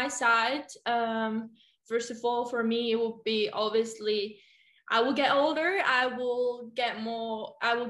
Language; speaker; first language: English; non-native, fluent; Finnish